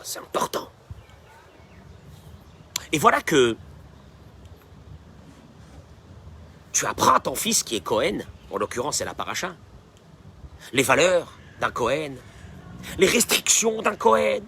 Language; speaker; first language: French; native; French